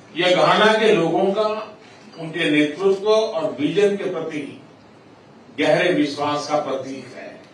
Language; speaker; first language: Hindi; non-native, local second language; Gujarati